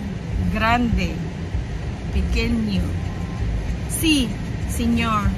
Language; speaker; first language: Spanish; non-native, learner; Filipino